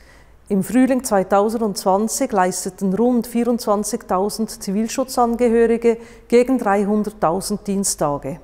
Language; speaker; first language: German; native; German